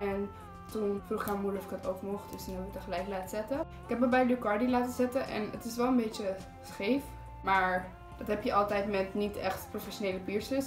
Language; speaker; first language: Dutch; native; Dutch